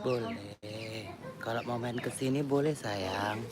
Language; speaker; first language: Indonesian; native; Indonesian